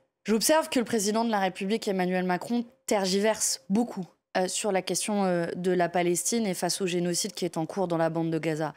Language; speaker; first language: French; native; French